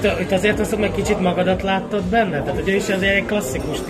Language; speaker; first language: Hungarian; native; Hungarian